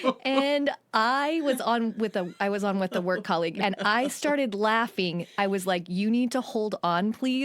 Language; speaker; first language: English; native; English